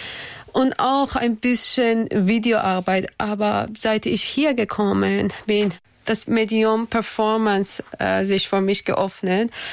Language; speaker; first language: German; non-native, learner; Persian